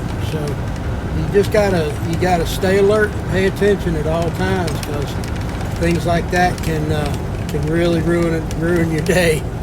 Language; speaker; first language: English; native; English